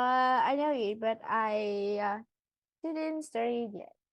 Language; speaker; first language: English; non-native, learner; Vietnamese